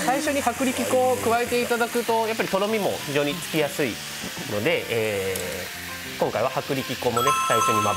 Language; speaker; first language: Japanese; native; Japanese